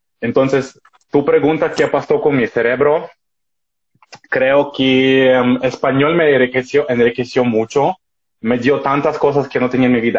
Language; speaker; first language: Spanish; non-native, fluent; Russian